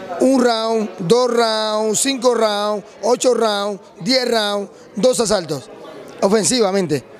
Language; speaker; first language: Spanish; native; Spanish